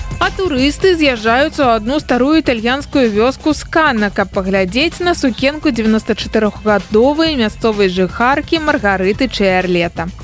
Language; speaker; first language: Belarusian; native; Belarusian